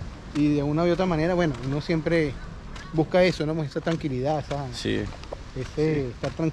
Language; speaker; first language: Spanish; native; Spanish